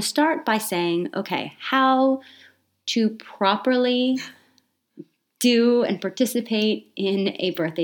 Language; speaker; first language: English; native; English